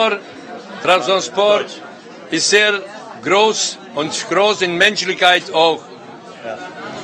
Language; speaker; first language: German; non-native, fluent; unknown